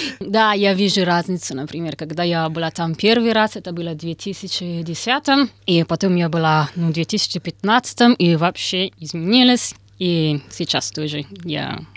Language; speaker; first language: Russian; non-native, fluent; Italian